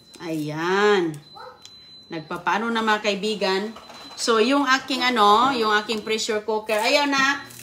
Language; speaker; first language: Filipino; non-native, local second language; Cebuano